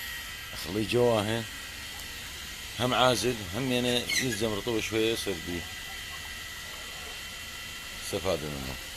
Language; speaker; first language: Arabic; native; Arabic